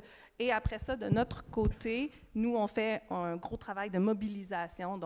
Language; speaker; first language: French; native; French